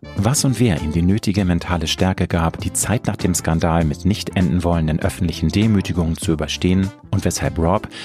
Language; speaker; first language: German; native; German